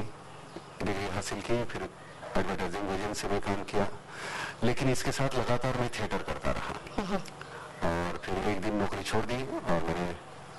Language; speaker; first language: Hindi; non-native, local second language; Marathi